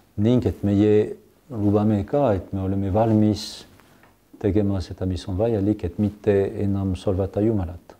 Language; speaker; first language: Estonian; non-native, fluent; French